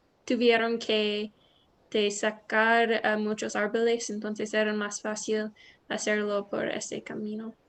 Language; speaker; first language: Spanish; non-native, learner; English